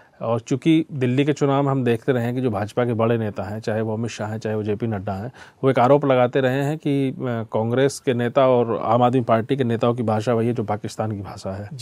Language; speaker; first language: Hindi; native; Hindi